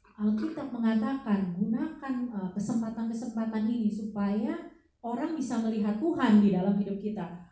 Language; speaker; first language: Indonesian; native; Indonesian